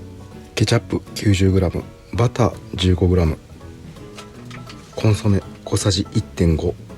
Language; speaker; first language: Japanese; native; Japanese